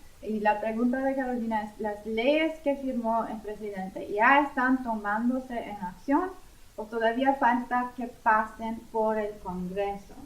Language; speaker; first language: Spanish; non-native, fluent; English